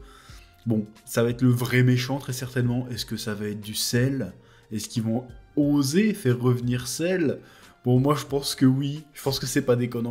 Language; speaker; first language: French; native; French